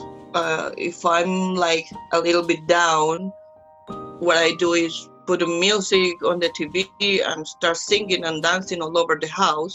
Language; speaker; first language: English; non-native, fluent; Spanish